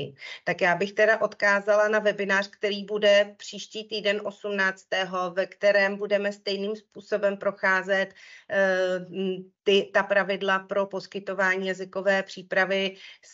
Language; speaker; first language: Czech; native; Czech